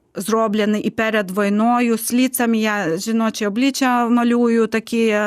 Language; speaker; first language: Ukrainian; non-native, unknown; Lithuanian